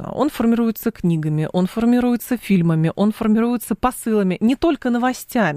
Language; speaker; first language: Russian; native; Russian